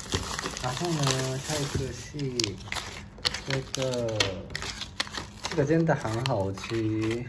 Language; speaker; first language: Chinese; non-native, fluent; Japanese